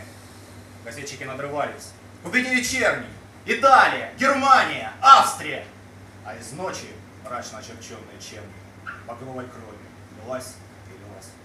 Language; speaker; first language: Russian; native; Russian